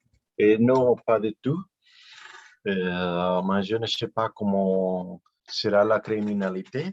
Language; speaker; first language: French; non-native, learner; Spanish